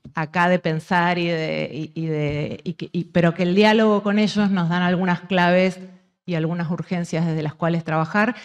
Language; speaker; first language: Spanish; native; Spanish